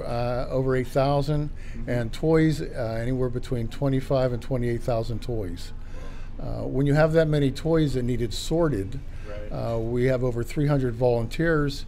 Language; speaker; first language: English; native; English